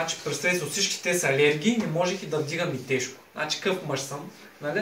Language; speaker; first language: Bulgarian; native; Bulgarian